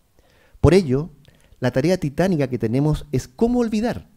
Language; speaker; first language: Spanish; native; Spanish